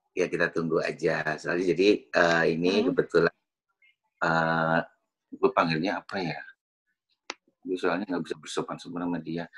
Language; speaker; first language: Indonesian; native; Indonesian